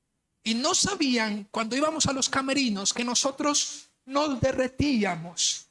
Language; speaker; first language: Spanish; native; Spanish